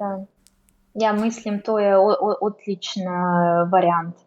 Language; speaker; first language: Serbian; non-native, learner; Russian